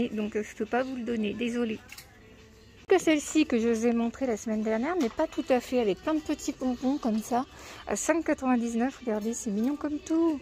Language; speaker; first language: French; native; French